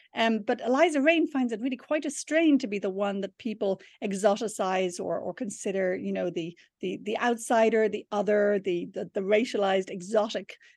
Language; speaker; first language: English; native; English